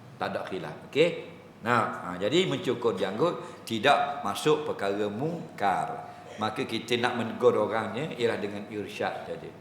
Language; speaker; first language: Malay; native; Malay